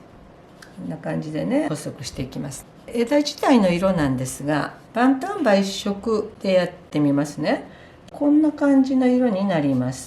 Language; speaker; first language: Japanese; native; Japanese